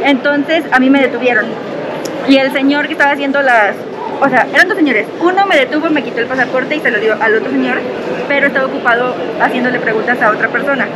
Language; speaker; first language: Spanish; native; Spanish